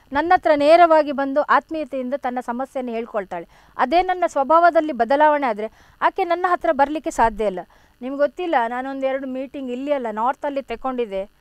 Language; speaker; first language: Kannada; non-native, local second language; Tulu